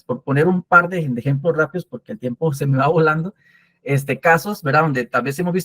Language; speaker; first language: Spanish; native; Spanish